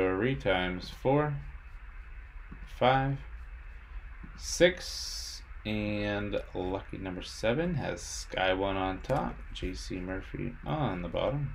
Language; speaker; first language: English; native; English